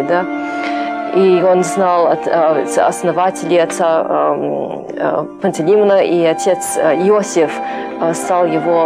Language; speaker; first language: Russian; non-native, fluent; English